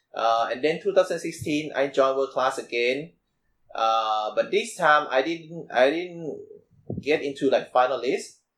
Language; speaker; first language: English; non-native, learner; Thai